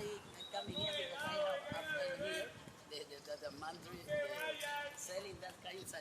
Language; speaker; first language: English; non-native, learner; Spanish